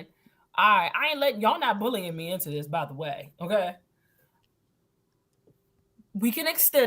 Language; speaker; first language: English; native; English